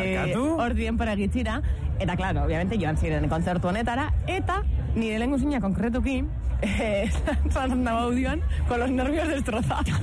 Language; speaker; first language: Basque; native; Basque